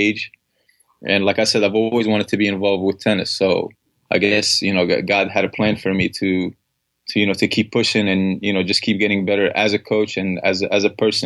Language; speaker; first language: English; non-native, fluent; Arabic